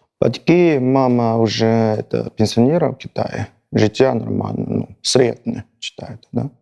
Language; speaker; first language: Ukrainian; non-native, learner; Chinese